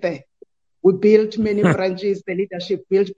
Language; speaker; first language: English; non-native, local second language; Xhosa